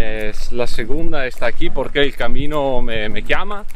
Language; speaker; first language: Spanish; non-native, learner; Italian